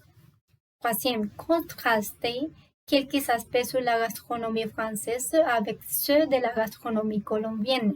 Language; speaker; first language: French; non-native, learner; Spanish